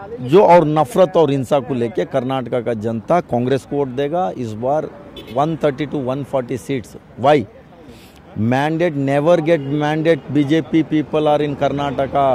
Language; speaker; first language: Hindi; non-native, local second language; Kannada